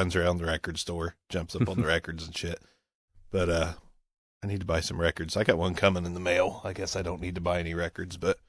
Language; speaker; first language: English; native; English